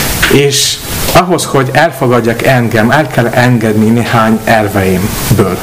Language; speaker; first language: Hungarian; non-native, fluent; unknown